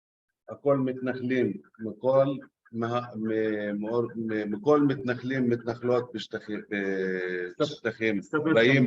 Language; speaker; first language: Hebrew; non-native, local second language; Arabic